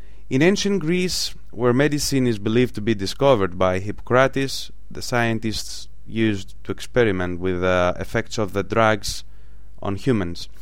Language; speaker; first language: English; non-native, fluent; Greek